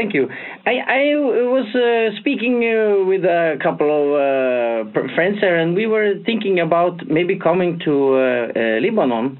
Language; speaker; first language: English; non-native, learner; Norwegian